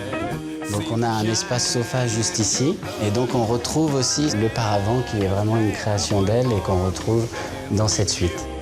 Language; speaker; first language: French; native; French